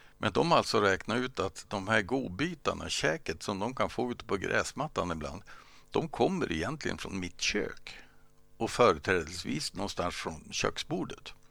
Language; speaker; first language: Swedish; native; Swedish